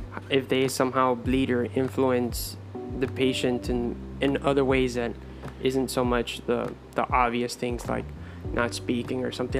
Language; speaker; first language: English; early bilingual, other home language; Spanish